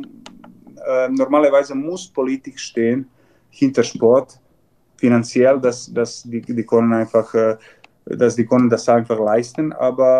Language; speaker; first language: German; non-native, learner; Serbian